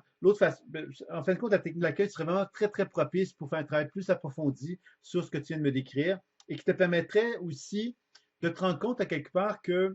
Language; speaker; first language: French; native; French